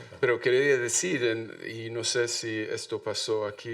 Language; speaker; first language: Spanish; non-native, learner; English